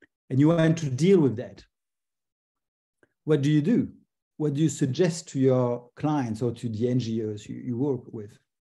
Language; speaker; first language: English; non-native, fluent; French